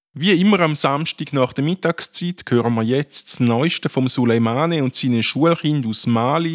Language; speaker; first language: German; native; German